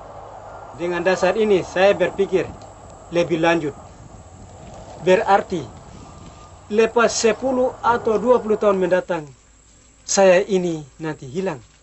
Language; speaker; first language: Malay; non-native, local second language; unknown